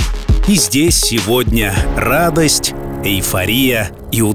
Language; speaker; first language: Russian; native; Russian